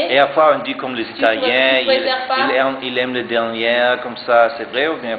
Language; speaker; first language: French; non-native, learner; German